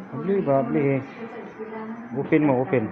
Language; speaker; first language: Filipino; native; Filipino